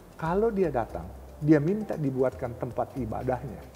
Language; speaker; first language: Indonesian; native; Indonesian